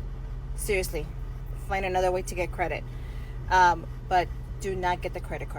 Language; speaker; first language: English; native; English